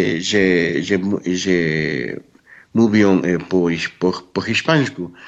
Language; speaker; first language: Polish; non-native, learner; Spanish